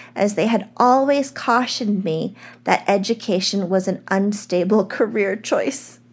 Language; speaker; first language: English; native; English